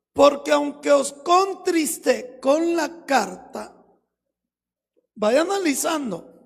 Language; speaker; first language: Spanish; native; Spanish